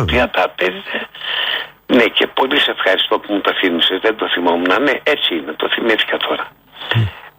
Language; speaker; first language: Greek; native; Greek